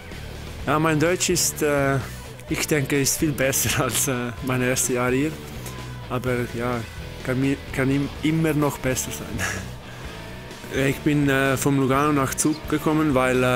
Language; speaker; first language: German; non-native, learner; Italian